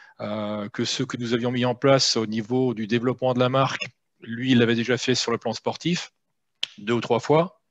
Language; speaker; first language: French; native; French